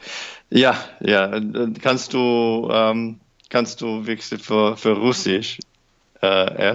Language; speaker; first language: German; non-native, learner; English